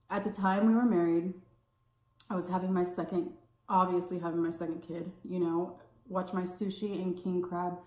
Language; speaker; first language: English; native; English